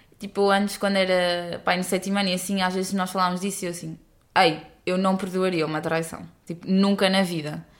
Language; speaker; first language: Portuguese; native; Portuguese